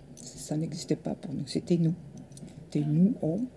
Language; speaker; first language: French; early bilingual, other home language; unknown